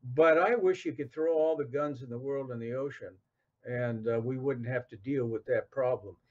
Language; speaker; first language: English; native; English